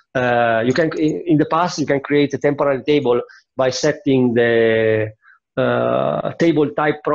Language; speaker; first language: English; non-native, fluent; Italian